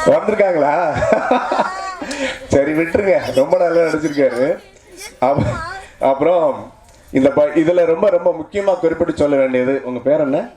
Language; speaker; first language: Tamil; native; Tamil